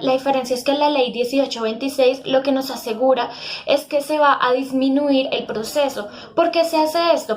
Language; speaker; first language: Spanish; native; Spanish